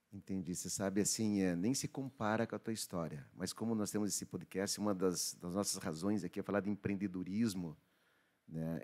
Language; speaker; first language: Portuguese; native; Portuguese